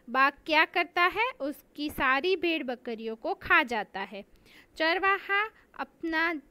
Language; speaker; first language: Hindi; non-native, local second language; Gujarati